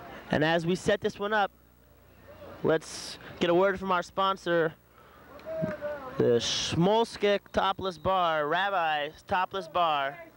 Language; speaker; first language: English; native; English